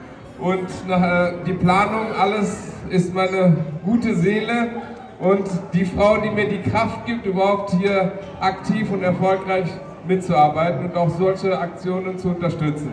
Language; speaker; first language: German; non-native, fluent; Bangla